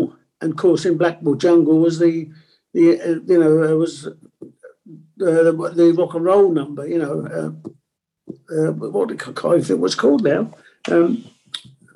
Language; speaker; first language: English; non-native, local second language; Italian